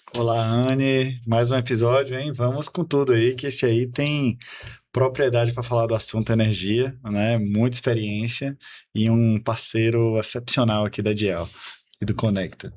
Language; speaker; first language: Portuguese; native; Portuguese